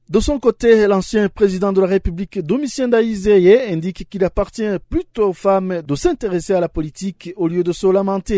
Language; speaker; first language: French; non-native, local second language; Rundi